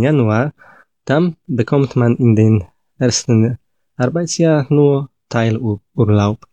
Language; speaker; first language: German; non-native, learner; Polish